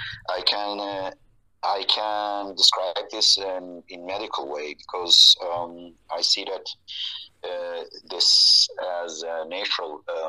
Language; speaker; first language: English; non-native, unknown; Turkish